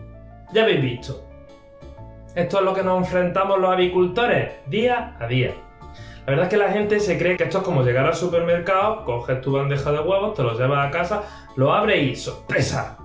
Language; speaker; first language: Spanish; native; Spanish